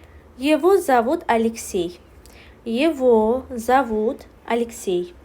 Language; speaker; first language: Russian; non-native, learner; Azerbaijani